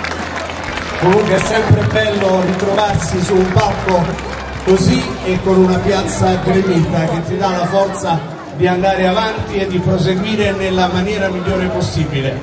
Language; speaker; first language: Italian; native; Italian